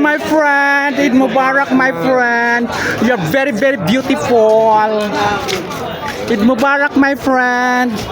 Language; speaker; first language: English; non-native, learner; Filipino